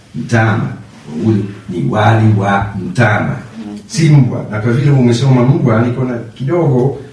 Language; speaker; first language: Swahili; non-native, fluent; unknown